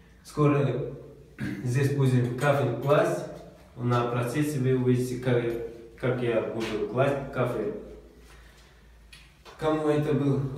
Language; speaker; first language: Russian; non-native, local second language; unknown